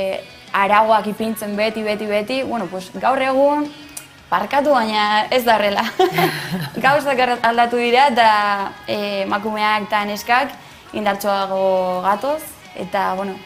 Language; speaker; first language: Basque; non-native, local second language; Spanish